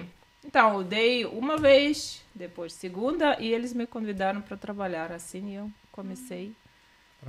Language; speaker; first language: Portuguese; non-native, learner; Russian